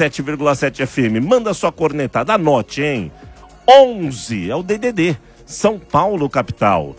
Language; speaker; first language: Portuguese; native; Portuguese